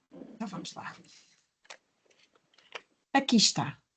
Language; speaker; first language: Portuguese; native; Portuguese